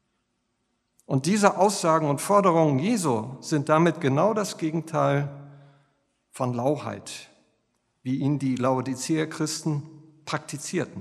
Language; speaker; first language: German; native; German